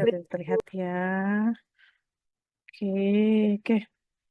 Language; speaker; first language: Indonesian; native; Indonesian